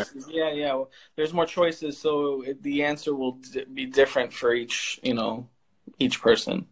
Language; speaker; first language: English; native; English